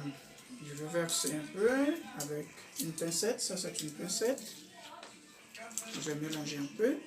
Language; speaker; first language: French; non-native, local second language; Haitian Creole